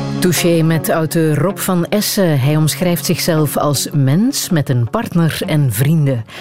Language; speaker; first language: Dutch; native; Dutch